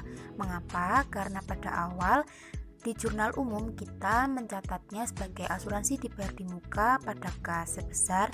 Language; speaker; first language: Indonesian; native; Indonesian